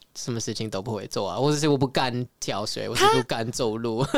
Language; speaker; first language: Chinese; non-native, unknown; English